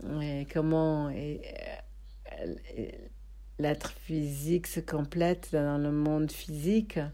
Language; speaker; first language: French; non-native, fluent; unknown